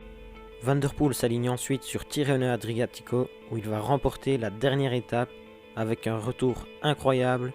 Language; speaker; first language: French; native; French